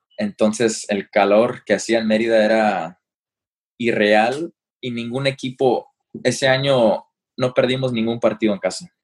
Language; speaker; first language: Spanish; early bilingual, heritage; Spanish